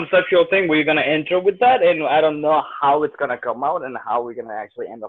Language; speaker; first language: English; non-native, local second language; Nepali